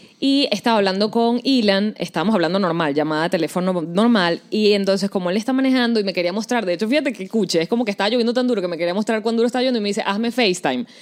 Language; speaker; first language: Spanish; native; Spanish